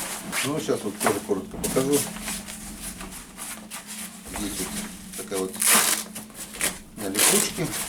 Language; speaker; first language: Russian; native; Russian